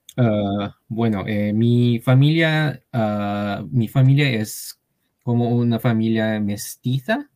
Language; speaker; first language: Spanish; non-native, learner; Chinese